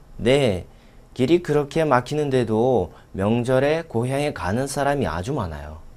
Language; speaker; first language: Korean; non-native, learner; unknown